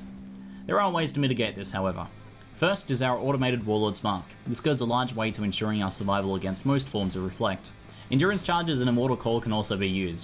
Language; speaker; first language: English; native; English